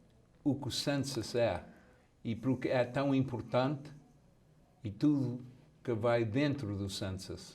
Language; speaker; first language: Portuguese; early bilingual, heritage; Portuguese